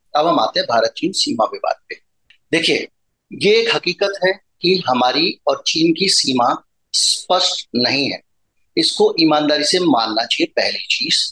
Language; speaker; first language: Hindi; native; Hindi